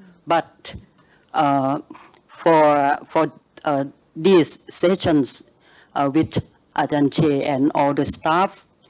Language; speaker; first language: English; non-native, learner; Thai